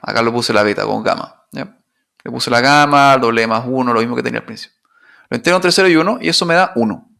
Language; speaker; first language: Spanish; native; Spanish